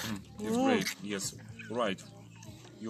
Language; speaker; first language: English; non-native, learner; Russian